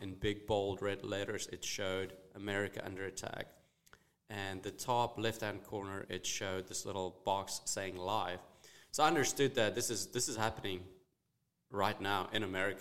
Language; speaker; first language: English; non-native, local second language; Afrikaans